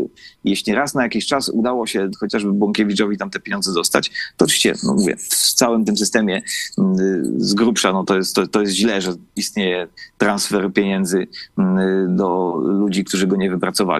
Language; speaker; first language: Polish; native; Polish